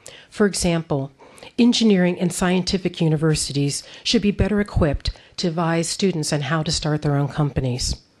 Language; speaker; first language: English; native; English